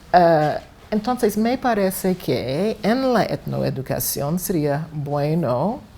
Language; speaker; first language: Spanish; non-native, fluent; English